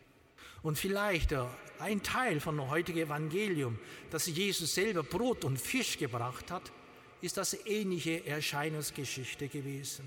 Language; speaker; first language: German; non-native, learner; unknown